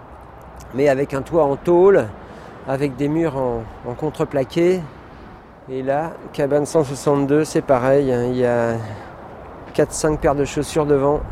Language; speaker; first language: French; native; French